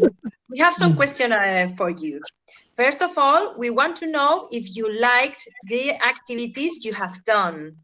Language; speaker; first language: English; non-native, fluent; Spanish